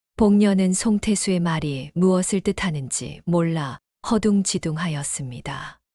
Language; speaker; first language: Korean; native; Korean